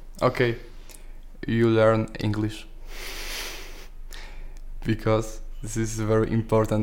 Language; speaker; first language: English; non-native, learner; Polish